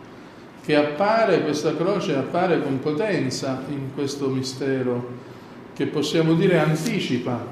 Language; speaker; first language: Italian; native; Italian